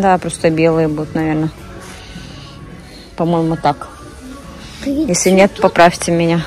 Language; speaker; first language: Russian; native; Russian